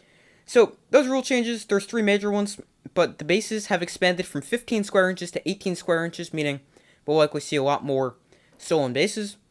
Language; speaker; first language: English; native; English